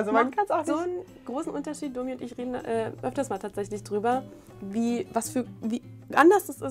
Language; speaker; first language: German; native; German